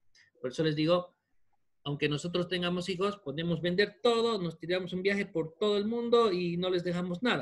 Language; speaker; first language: Spanish; native; Spanish